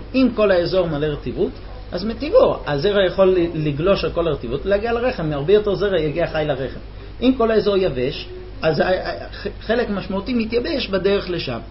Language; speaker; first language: Hebrew; non-native, fluent; English